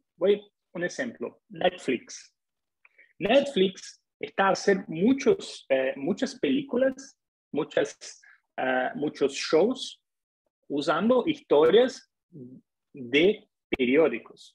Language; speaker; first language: Spanish; non-native, fluent; Portuguese